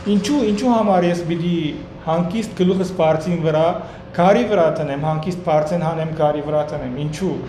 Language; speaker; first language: Armenian; early bilingual, heritage; Armenian